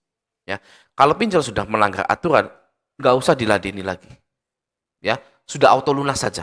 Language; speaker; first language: Indonesian; native; Indonesian